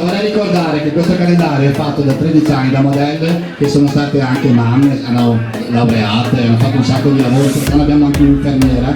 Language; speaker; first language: Italian; native; Italian